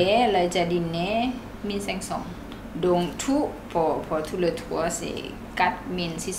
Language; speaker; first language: French; non-native, learner; Thai